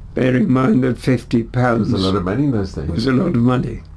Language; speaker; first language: English; early bilingual, other home language; German